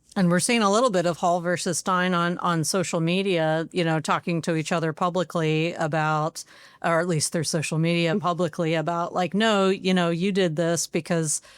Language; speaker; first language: English; native; English